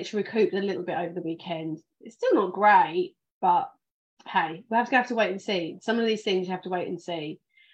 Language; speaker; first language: English; native; English